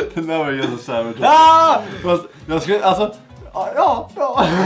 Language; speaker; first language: Swedish; native; Swedish